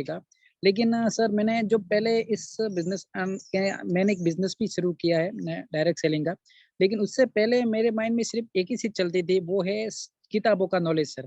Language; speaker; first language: Hindi; native; Hindi